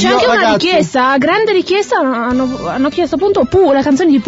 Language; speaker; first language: Italian; native; Italian